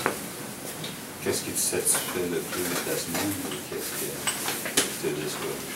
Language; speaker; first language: French; native; French